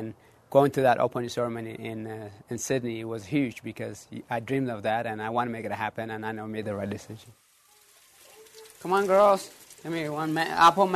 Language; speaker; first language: English; early bilingual, other home language; Tigrinya